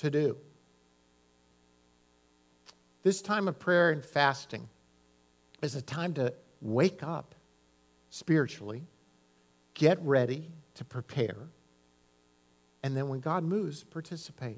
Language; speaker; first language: English; native; English